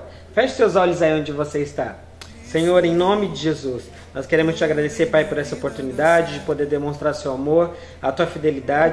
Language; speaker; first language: Portuguese; native; Portuguese